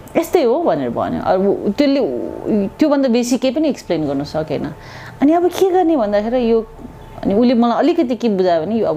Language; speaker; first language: Nepali; non-native, local second language; Tibetan